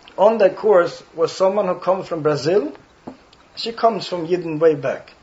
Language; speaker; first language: English; non-native, fluent; Swedish